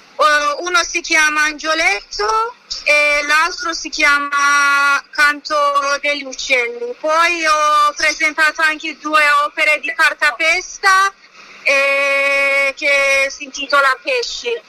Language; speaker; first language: Italian; non-native, learner; Persian